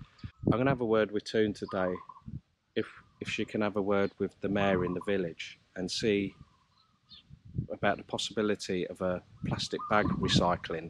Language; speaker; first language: English; native; English